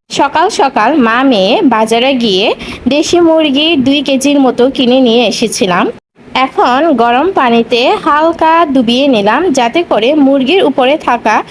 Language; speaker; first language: Bangla; non-native, local second language; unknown